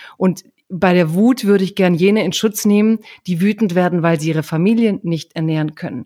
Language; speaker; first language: German; early bilingual, other home language; Croatian